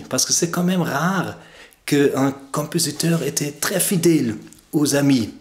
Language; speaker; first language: French; non-native, fluent; German